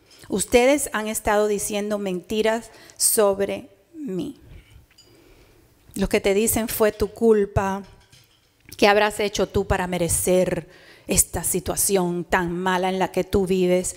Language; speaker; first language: Spanish; early bilingual, heritage; Spanish